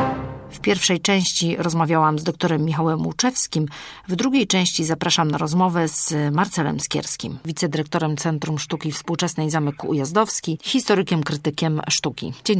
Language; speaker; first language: Polish; native; Polish